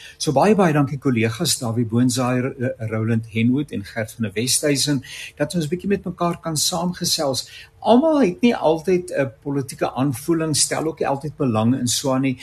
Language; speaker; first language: Afrikaans; native; Afrikaans